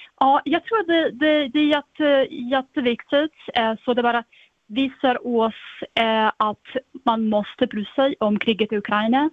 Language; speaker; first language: Swedish; non-native, fluent; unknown